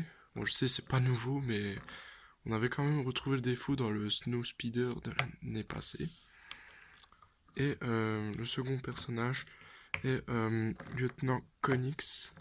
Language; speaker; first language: French; native; French